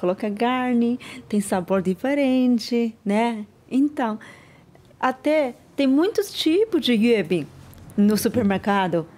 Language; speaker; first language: Portuguese; non-native, learner; Chinese